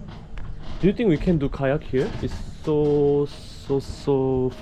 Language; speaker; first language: English; non-native, learner; Korean